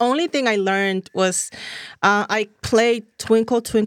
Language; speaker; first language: English; non-native, fluent; Spanish